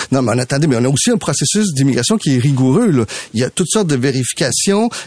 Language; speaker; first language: French; early bilingual, other home language; Spanish